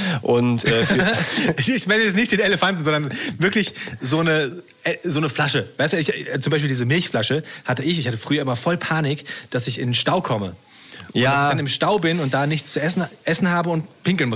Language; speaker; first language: German; native; German